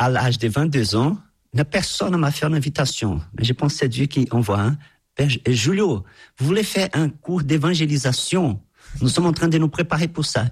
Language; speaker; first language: French; non-native, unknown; Portuguese